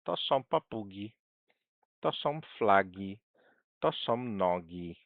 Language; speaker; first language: Polish; non-native, fluent; Portuguese